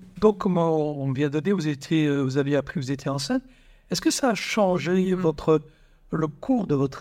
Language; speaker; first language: French; native; French